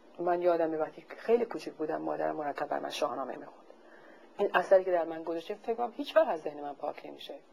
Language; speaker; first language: Persian; native; Persian